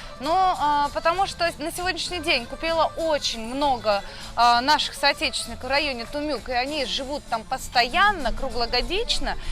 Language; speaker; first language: Russian; native; Russian